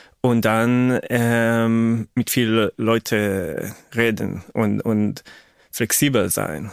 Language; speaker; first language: German; non-native, fluent; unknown